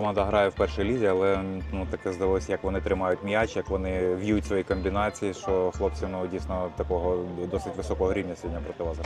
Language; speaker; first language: Ukrainian; native; Ukrainian